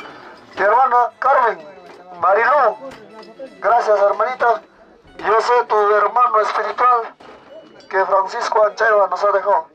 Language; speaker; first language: Spanish; native; Spanish